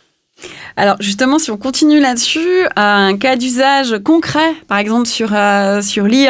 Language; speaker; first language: French; native; French